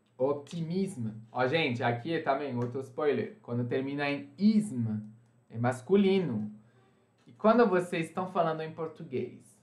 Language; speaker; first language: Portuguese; non-native, fluent; French